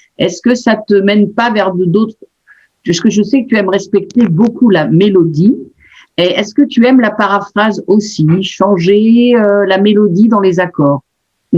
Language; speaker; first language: French; native; French